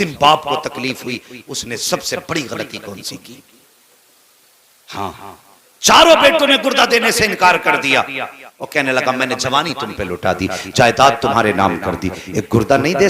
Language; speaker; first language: Hindi; native; Hindi